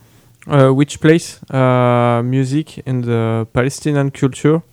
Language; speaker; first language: English; non-native, learner; French